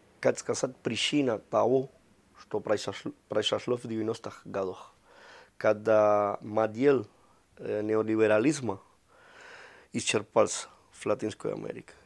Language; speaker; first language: Russian; non-native, fluent; Spanish